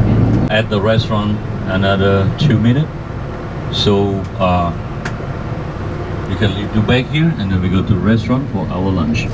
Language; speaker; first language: English; non-native, learner; Khmer